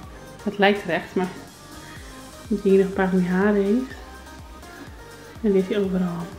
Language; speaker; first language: Dutch; native; Dutch